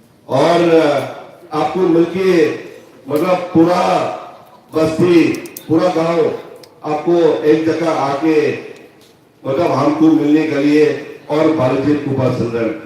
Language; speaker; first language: Hindi; non-native, local second language; Khasi